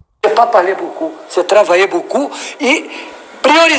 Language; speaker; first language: French; non-native, learner; Portuguese